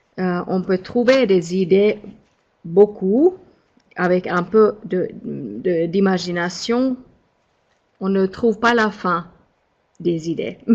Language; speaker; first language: French; non-native, fluent; Finnish